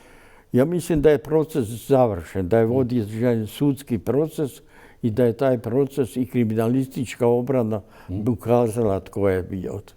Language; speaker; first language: Croatian; native; Croatian